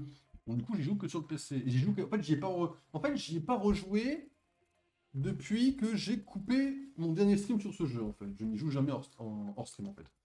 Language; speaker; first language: French; native; French